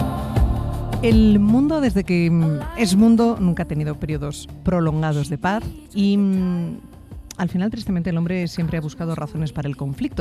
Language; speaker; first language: Spanish; native; Spanish